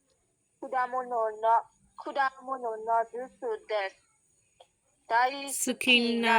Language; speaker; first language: Japanese; non-native, learner; Burmese